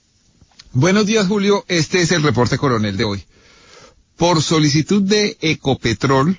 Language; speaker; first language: Spanish; native; Spanish